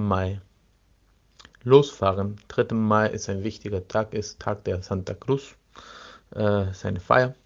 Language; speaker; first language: German; non-native, fluent; Spanish